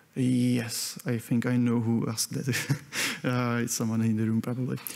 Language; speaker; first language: English; non-native, fluent; Czech